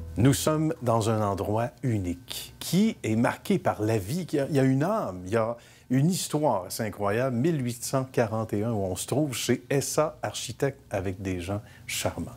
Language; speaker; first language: French; native; French